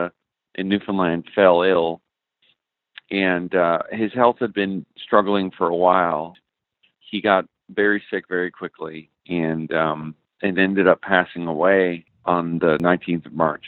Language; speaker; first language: English; native; English